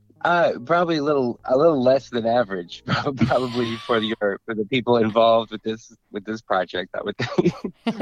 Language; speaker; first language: English; native; English